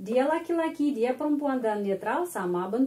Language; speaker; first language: Indonesian; non-native, fluent; Russian